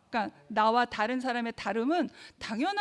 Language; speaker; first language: Korean; native; Korean